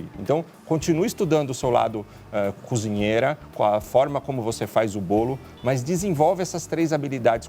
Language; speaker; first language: Portuguese; native; Portuguese